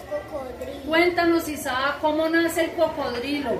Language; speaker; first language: Spanish; native; Spanish